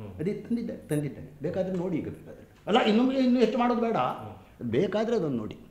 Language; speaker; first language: Kannada; non-native, local second language; Konkani